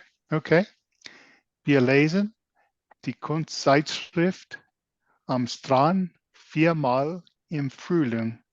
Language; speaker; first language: German; non-native, learner; English